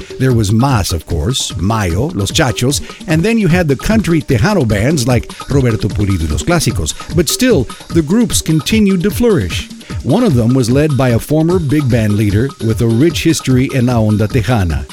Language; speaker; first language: English; early bilingual, other home language; Spanish